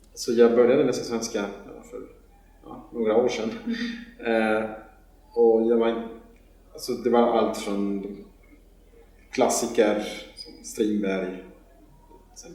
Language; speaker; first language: Swedish; non-native, fluent; Spanish